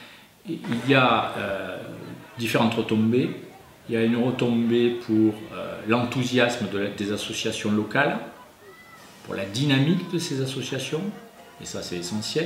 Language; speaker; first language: French; native; French